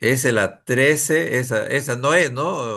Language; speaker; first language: Spanish; native; Spanish